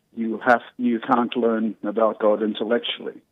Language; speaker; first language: English; native; English